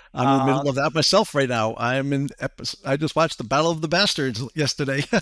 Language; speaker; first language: English; native; English